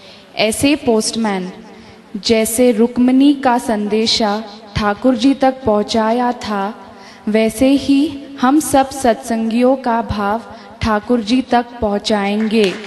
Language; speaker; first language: Hindi; non-native, local second language; Sindhi